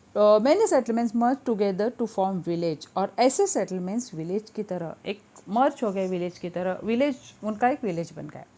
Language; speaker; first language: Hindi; non-native, local second language; Marathi